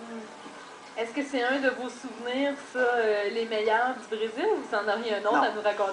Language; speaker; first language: French; native; French